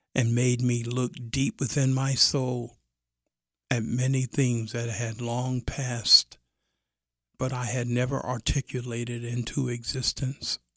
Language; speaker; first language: English; native; English